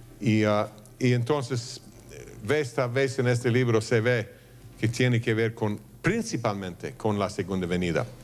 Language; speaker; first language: Spanish; non-native, fluent; English